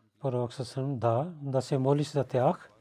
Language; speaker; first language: Bulgarian; non-native, fluent; Urdu